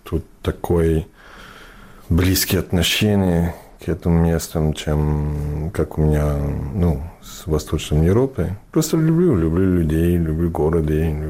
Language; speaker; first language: Russian; non-native, learner; English